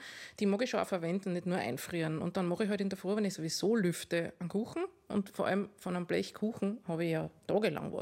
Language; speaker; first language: German; native; German